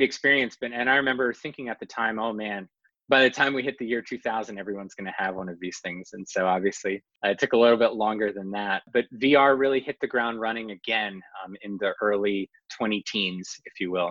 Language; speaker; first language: English; native; English